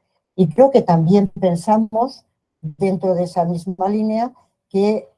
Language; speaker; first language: Spanish; native; Spanish